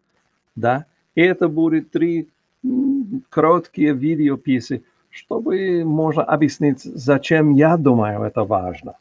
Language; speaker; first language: Russian; non-native, learner; English